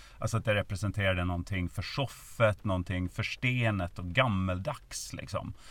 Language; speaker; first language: Swedish; native; Swedish